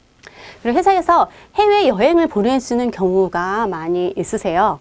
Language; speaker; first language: Korean; native; Korean